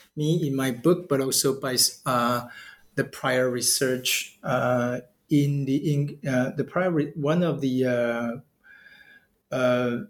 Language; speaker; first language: English; non-native, fluent; Chinese